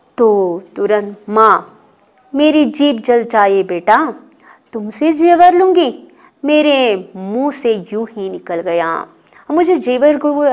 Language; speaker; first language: Hindi; non-native, local second language; Kannada